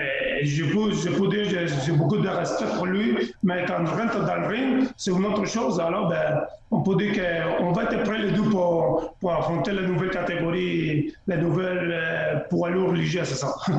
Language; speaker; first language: French; non-native, fluent; Spanish